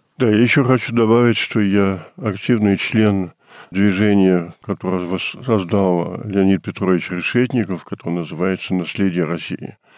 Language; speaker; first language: Russian; early bilingual, heritage; Russian